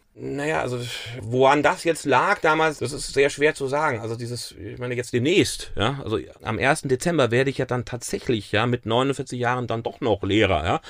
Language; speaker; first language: German; native; German